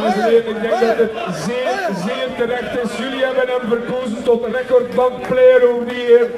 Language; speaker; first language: Dutch; native; Dutch